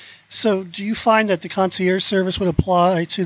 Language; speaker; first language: English; native; English